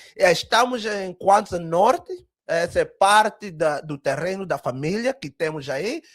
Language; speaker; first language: Portuguese; early bilingual, heritage; Portuguese